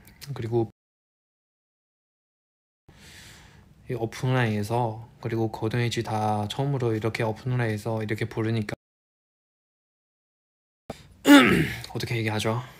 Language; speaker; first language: Korean; non-native, fluent; Chinese